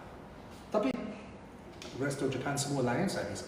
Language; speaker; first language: Indonesian; non-native, fluent; English